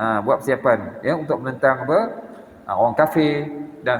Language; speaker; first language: Malay; native; Malay